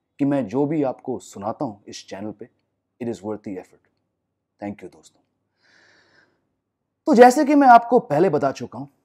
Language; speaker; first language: Hindi; non-native, local second language; English